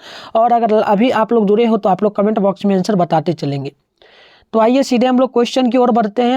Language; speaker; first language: Hindi; native; Hindi